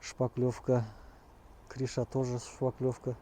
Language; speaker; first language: Russian; non-native, local second language; Kazakh